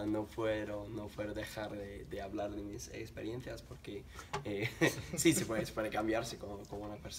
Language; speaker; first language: Spanish; non-native, learner; English